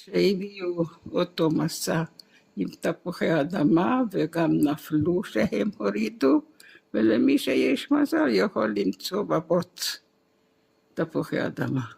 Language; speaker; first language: Hebrew; non-native, fluent; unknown